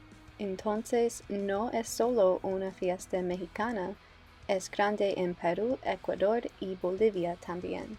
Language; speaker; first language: Spanish; non-native, learner; English